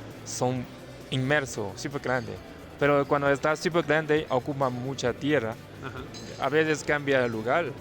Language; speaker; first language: Spanish; non-native, fluent; Chinese